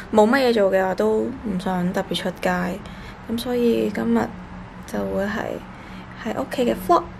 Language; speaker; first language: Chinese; non-native, local second language; Cantonese